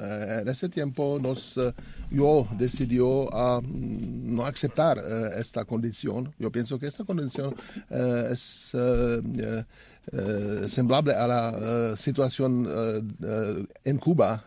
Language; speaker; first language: Spanish; non-native, learner; Czech